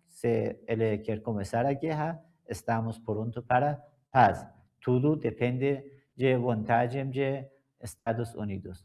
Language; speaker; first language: Portuguese; non-native, learner; Persian